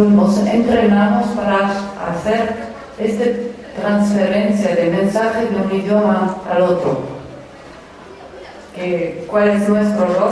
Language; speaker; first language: Spanish; non-native, fluent; Romanian